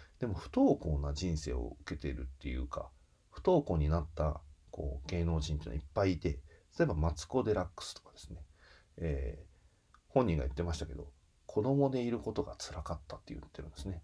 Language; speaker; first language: Japanese; native; Japanese